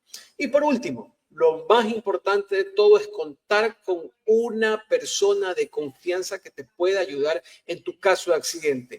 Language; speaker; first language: Spanish; native; Spanish